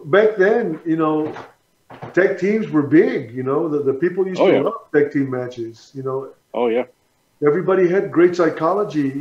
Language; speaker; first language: English; native; English